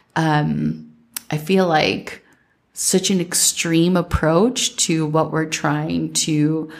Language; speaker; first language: English; early bilingual, other home language; Spanish